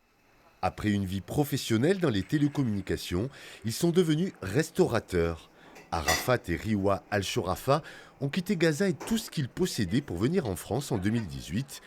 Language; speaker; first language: French; native; French